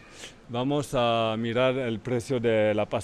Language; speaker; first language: Spanish; non-native, learner; French